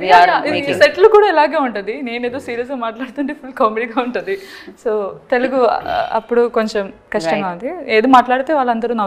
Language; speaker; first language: Telugu; non-native, learner; Malayalam